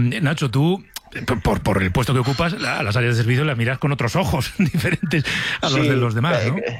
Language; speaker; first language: Spanish; native; Spanish